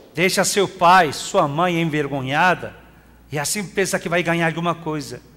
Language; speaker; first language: Portuguese; non-native, fluent; Korean